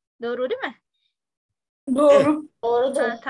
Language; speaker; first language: Turkish; non-native, fluent; Indonesian